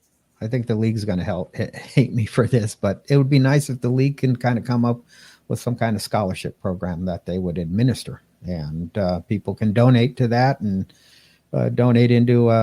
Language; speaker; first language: English; native; English